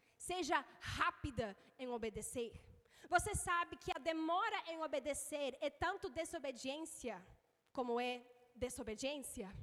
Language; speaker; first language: Portuguese; non-native, fluent; English